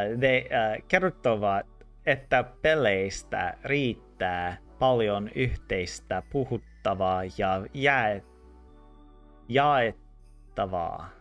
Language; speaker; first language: Finnish; non-native, learner; English